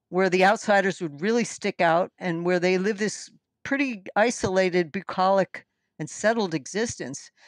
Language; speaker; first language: English; native; English